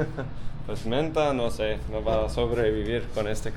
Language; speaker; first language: Spanish; non-native, fluent; English